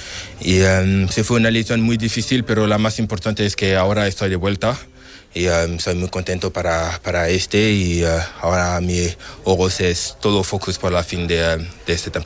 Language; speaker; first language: Spanish; non-native, learner; French